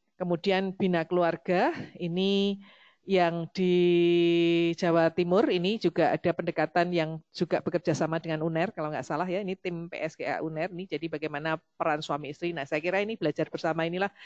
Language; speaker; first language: Indonesian; native; Indonesian